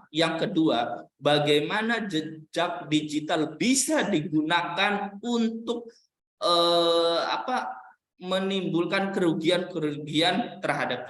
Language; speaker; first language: Indonesian; native; Indonesian